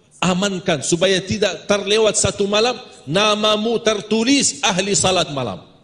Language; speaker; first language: Malay; non-native, fluent; Arabic